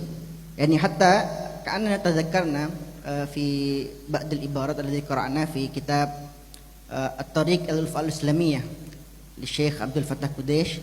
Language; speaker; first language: Arabic; non-native, fluent; Indonesian